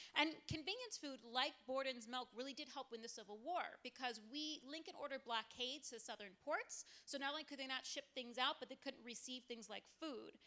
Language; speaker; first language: English; native; English